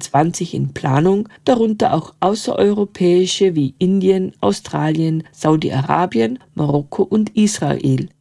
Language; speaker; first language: German; native; German